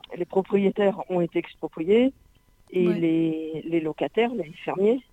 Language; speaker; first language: French; native; French